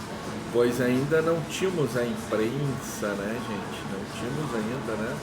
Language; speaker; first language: Portuguese; native; Portuguese